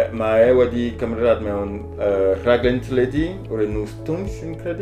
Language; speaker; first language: Welsh; non-native, learner; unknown